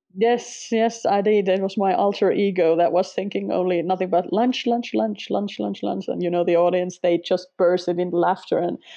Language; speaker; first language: English; non-native, fluent; Finnish